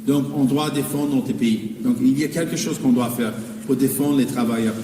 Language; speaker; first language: French; non-native, fluent; English